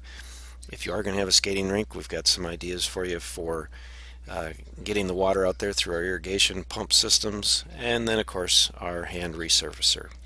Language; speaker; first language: English; native; English